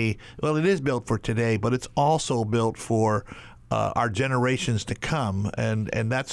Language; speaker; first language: English; native; English